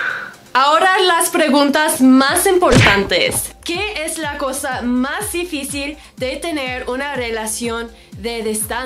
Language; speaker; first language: Spanish; non-native, learner; English